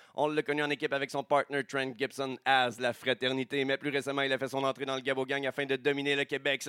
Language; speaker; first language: French; native; French